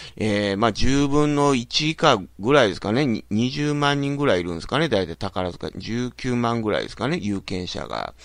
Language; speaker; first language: Japanese; native; Japanese